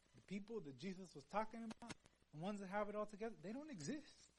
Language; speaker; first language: English; native; English